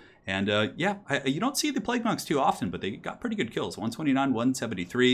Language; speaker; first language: English; native; English